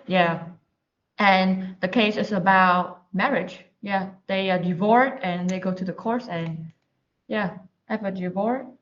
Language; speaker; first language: English; non-native, learner; Vietnamese